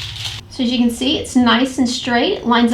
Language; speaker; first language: English; native; English